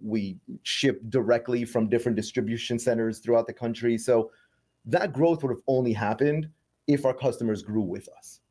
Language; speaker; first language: English; native; English